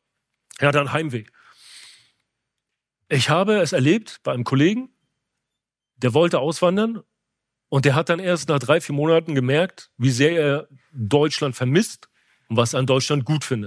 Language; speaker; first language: German; native; German